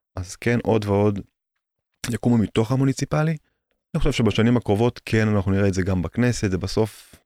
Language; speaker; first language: Hebrew; native; Hebrew